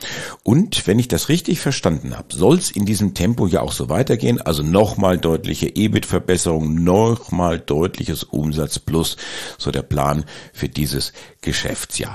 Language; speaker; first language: German; native; German